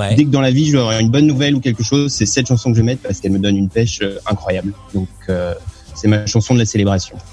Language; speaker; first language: French; native; French